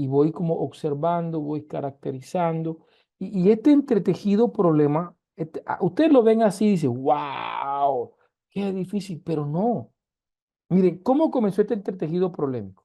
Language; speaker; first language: Spanish; native; Spanish